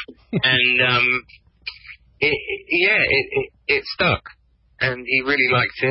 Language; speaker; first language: English; native; English